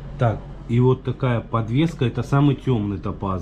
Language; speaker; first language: Russian; native; Russian